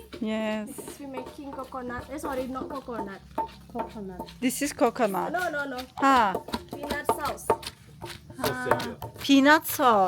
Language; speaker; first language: English; non-native, learner; Turkish